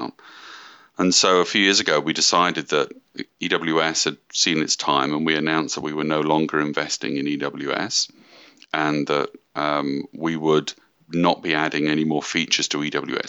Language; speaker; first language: English; native; English